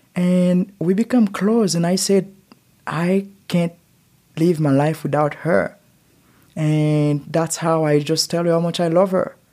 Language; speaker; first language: English; non-native, learner; Haitian Creole